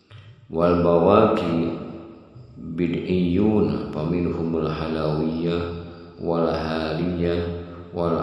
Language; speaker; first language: Arabic; non-native, fluent; Indonesian